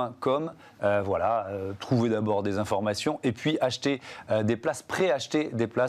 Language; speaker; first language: French; native; French